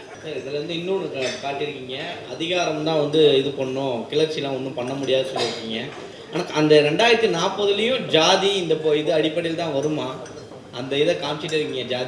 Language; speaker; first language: Tamil; native; Tamil